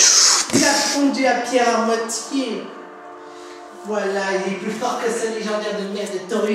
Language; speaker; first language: French; native; French